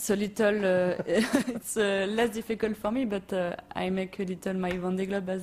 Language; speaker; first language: English; non-native, learner; French